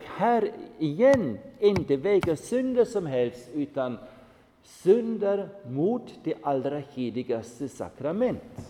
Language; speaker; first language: Swedish; non-native, fluent; German